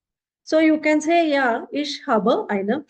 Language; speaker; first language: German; non-native, fluent; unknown